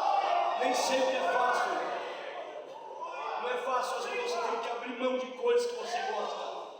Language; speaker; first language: Portuguese; native; Portuguese